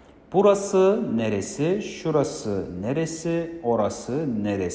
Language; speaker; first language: Turkish; non-native, fluent; Kazakh